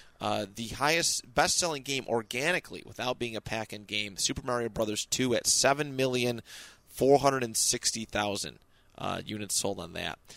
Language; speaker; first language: English; native; English